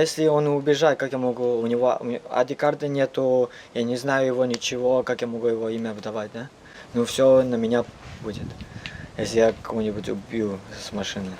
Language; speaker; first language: Russian; non-native, learner; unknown